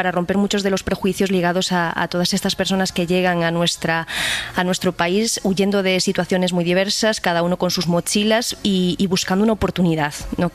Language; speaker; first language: Spanish; native; Spanish